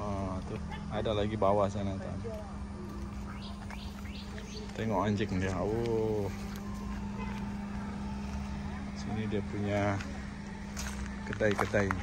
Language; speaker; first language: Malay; non-native, local second language; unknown